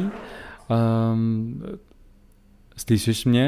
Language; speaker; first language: Czech; non-native, learner; German